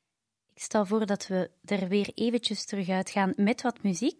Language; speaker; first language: Dutch; native; Dutch